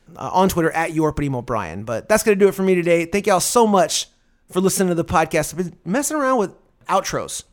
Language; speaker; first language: English; native; English